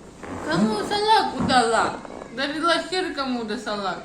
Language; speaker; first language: Indonesian; non-native, learner; Russian